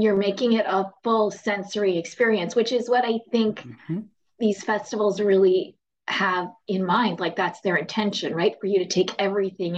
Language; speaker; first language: English; native; English